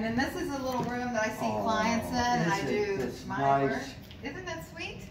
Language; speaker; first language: English; native; English